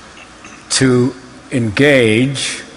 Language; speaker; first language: English; native; English